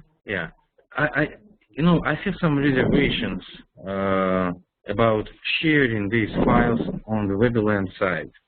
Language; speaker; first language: English; non-native, fluent; Russian